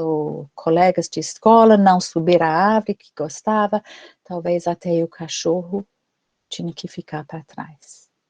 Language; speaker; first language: Portuguese; non-native, fluent; English